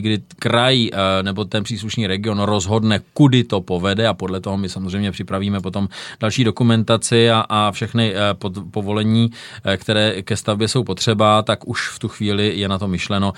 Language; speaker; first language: Czech; native; Czech